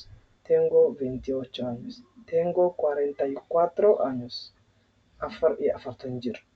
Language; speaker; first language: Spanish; non-native, learner; Somali